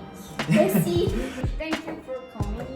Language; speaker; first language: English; non-native, learner; Korean